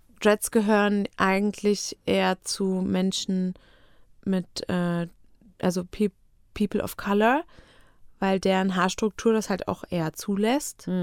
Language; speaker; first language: German; native; German